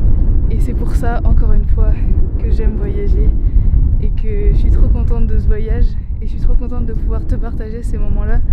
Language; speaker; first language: French; native; French